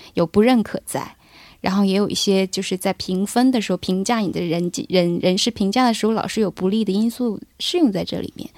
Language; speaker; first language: Chinese; native; Chinese